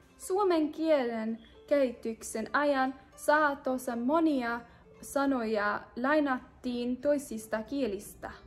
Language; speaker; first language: Finnish; non-native, learner; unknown